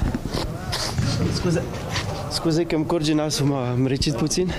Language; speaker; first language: Romanian; non-native, learner; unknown